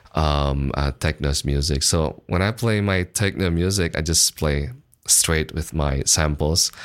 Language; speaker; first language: English; non-native, fluent; Indonesian